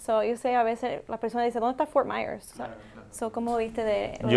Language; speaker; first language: Spanish; non-native, learner; English